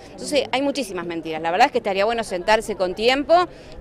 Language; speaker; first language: Spanish; native; Spanish